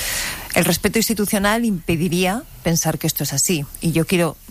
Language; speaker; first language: Spanish; native; Spanish